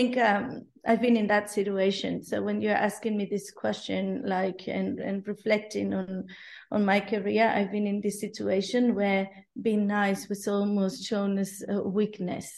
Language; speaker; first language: English; non-native, fluent; Spanish